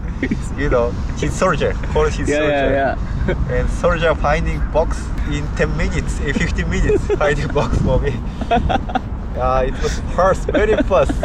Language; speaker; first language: English; non-native, learner; Japanese